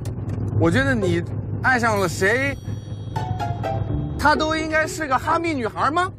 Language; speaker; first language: Chinese; native; Chinese